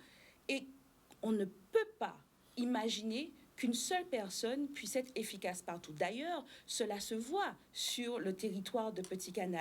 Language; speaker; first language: French; native; French